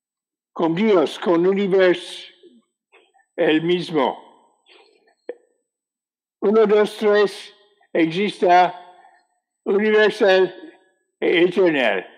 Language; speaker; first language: Spanish; non-native, learner; English